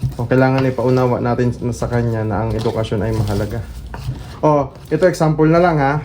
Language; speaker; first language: Filipino; native; Filipino